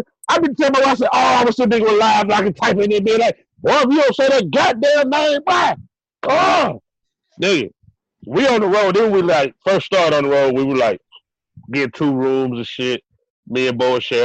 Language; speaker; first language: English; native; English